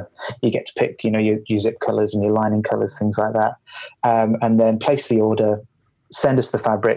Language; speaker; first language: English; native; English